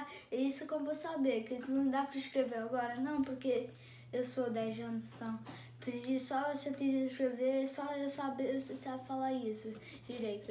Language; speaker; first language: Portuguese; early bilingual, heritage; Portuguese